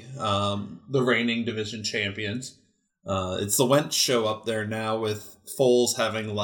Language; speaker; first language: English; native; English